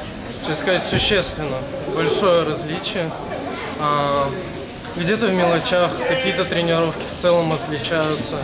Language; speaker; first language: Russian; native; Russian